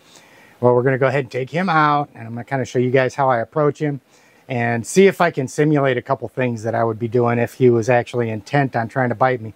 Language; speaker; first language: English; native; English